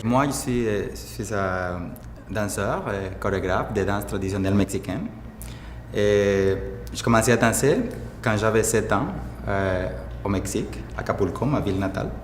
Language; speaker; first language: French; non-native, fluent; Spanish